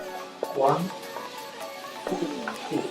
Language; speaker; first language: English; non-native, learner; Korean